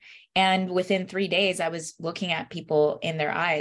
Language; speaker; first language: English; early bilingual, other home language; Spanish